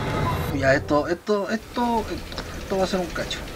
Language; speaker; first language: Spanish; native; Spanish